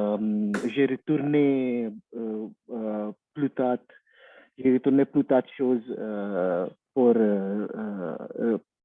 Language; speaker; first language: French; non-native, learner; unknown